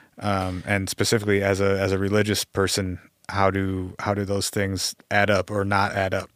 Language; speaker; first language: English; native; English